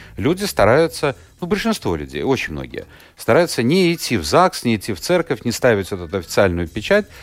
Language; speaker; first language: Russian; native; Russian